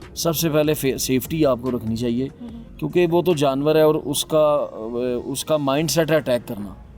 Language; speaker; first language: Urdu; non-native, local second language; Punjabi